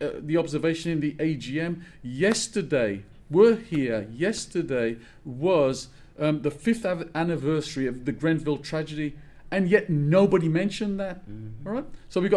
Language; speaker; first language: English; native; English